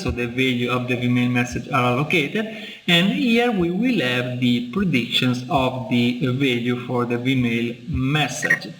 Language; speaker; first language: English; non-native, fluent; Italian